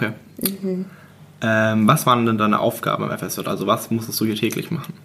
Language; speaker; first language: German; native; German